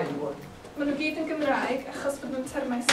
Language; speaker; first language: Welsh; native; Welsh